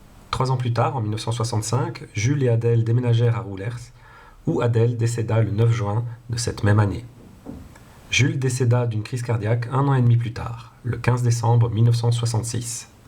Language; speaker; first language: French; non-native, local second language; Dutch